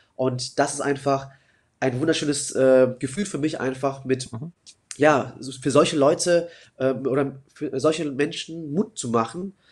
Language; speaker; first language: German; native; German